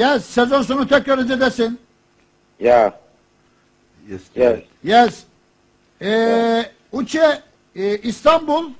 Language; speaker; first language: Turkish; non-native, learner; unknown